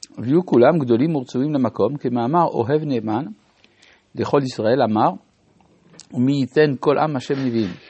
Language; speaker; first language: Hebrew; non-native, fluent; French